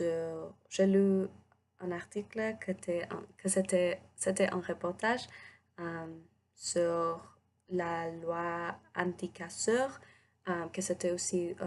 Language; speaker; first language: French; non-native, learner; English